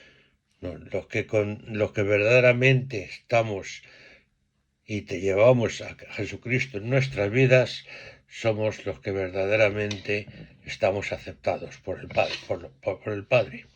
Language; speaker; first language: Spanish; native; Spanish